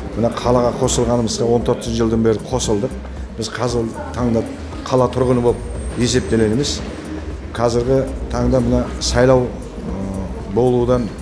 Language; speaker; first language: Kazakh; non-native, local second language; Uzbek